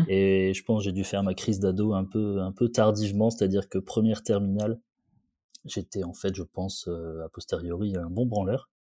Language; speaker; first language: French; native; French